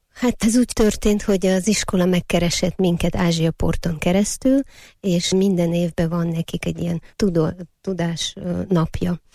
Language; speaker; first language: Hungarian; non-native, fluent; Uyghur